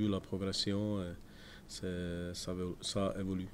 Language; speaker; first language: French; non-native, fluent; Czech